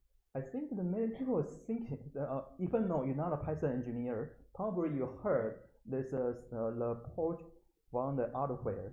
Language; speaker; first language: English; non-native, learner; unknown